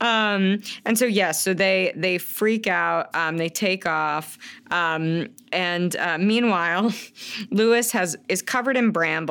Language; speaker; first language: English; native; English